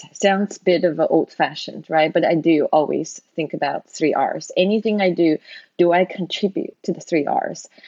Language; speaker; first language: English; non-native, fluent; Chinese